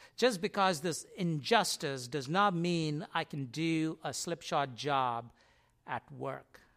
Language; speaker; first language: English; non-native, local second language; Tamil